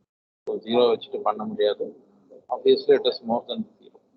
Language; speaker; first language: English; non-native, local second language; Tamil